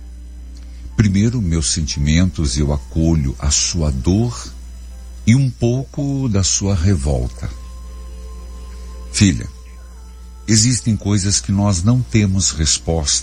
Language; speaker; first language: Portuguese; native; Portuguese